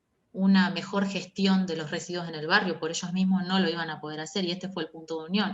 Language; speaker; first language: Spanish; native; Spanish